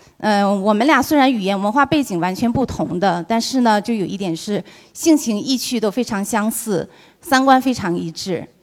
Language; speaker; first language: Chinese; native; Chinese